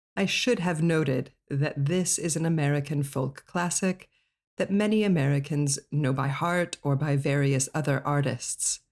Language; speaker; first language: English; native; English